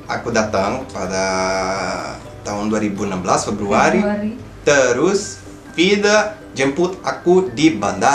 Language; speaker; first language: Indonesian; non-native, fluent; Portuguese